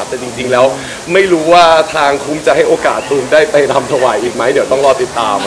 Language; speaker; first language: Thai; native; Thai